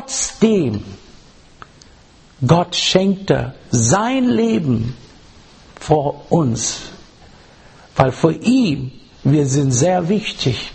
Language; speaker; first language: German; non-native, learner; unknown